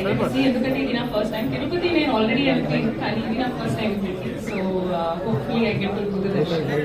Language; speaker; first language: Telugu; non-native, local second language; Hindi